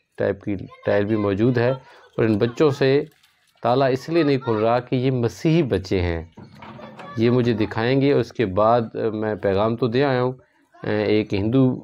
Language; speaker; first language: Urdu; non-native, local second language; Punjabi